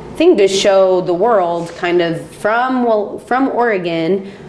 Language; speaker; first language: English; native; English